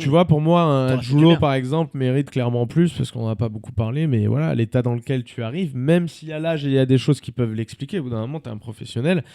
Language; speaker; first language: French; native; French